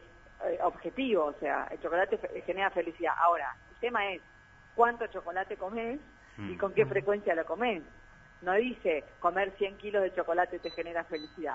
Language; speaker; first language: Spanish; native; Spanish